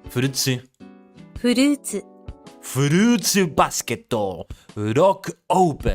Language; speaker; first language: Japanese; non-native, learner; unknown